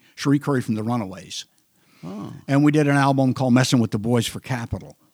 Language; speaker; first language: English; native; English